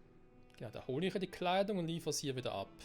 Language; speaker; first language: German; native; German